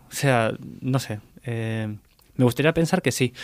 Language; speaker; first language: Spanish; native; Spanish